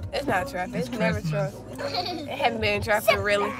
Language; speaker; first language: English; native; English